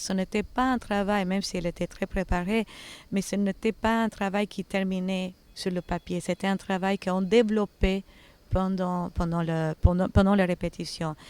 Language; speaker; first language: French; non-native, fluent; Albanian